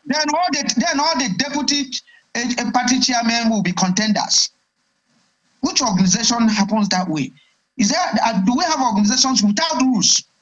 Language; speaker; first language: English; non-native, local second language; Igbo